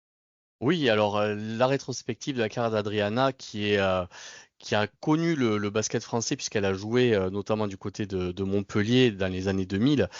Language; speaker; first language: French; native; French